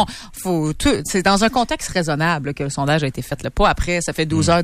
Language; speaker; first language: French; native; French